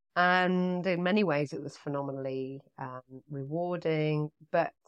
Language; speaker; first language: English; native; English